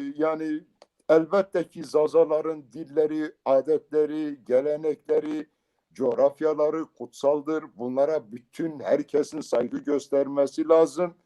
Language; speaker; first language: Turkish; non-native, local second language; Kurdish